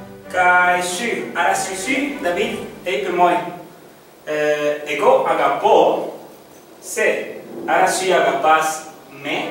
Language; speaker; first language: Greek; non-native, fluent; Spanish